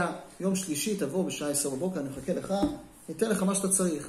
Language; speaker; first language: Hebrew; native; Hebrew